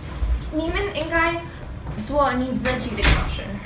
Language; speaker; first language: Chinese; non-native, learner; English